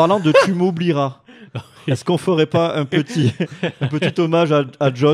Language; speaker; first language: French; native; French